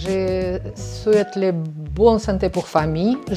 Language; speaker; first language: French; non-native, learner; Russian